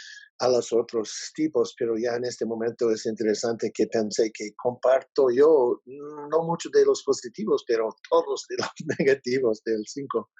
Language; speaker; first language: Spanish; non-native, learner; English